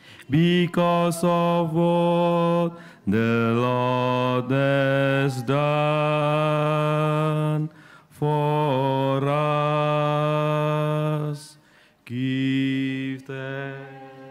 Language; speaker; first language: English; non-native, learner; Indonesian